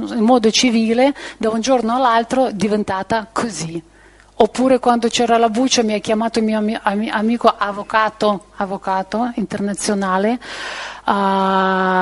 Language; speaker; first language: Italian; non-native, fluent; Ukrainian